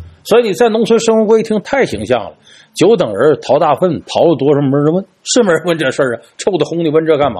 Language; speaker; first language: Chinese; native; Chinese